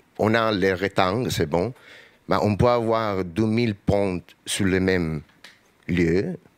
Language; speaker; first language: French; non-native, learner; English